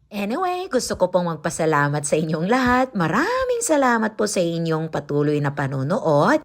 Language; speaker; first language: Filipino; non-native, local second language; Cebuano